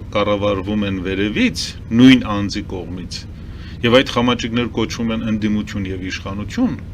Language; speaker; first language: Armenian; early bilingual, heritage; Armenian